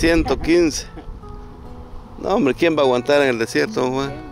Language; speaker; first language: Spanish; native; Spanish